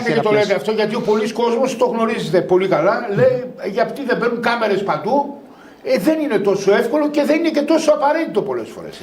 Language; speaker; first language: Greek; native; Greek